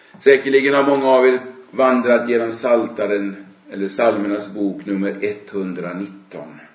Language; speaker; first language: Swedish; native; Swedish